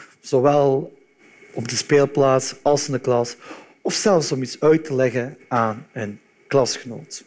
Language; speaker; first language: Dutch; early bilingual, other home language; Turkish